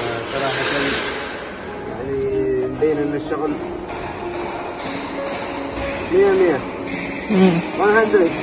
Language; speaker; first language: Arabic; native; Arabic